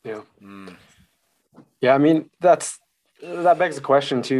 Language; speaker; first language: English; native; English